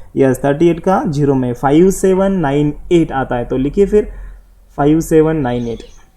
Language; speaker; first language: Hindi; non-native, local second language; Marathi